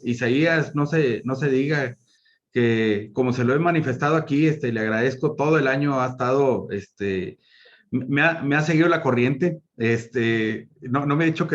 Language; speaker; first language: Spanish; native; Spanish